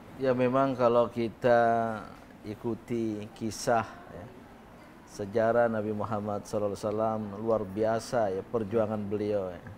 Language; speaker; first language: Indonesian; native; Indonesian